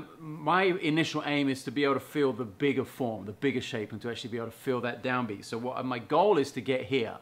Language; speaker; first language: English; native; English